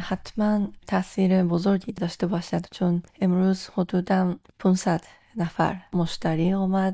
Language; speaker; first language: Persian; non-native, fluent; Japanese